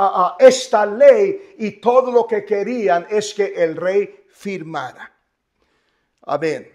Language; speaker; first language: Spanish; native; Spanish